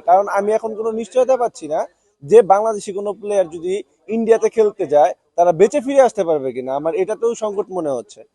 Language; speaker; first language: Bangla; native; Bangla